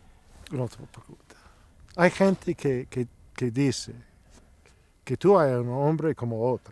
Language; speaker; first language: Spanish; non-native, learner; English